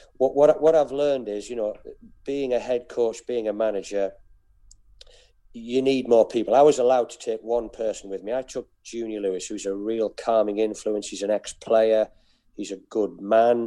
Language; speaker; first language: English; native; English